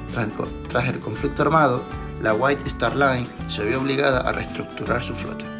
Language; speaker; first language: Spanish; native; Spanish